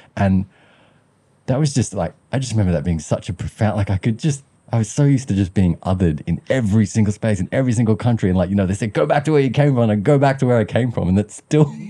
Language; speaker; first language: English; early bilingual, other home language; Sinhala